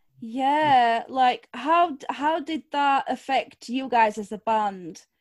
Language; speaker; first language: English; non-native, fluent; Portuguese